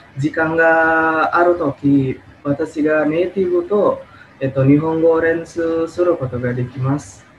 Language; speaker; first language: Japanese; non-native, learner; Indonesian